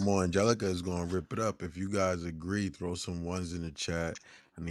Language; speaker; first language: English; native; English